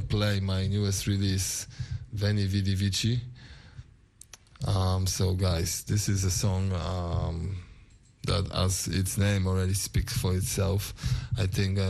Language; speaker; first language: English; non-native, fluent; Polish